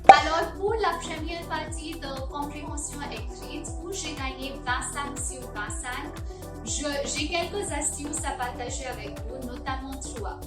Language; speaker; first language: French; non-native, fluent; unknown